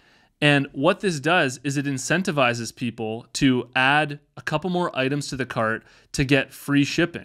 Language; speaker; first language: English; native; English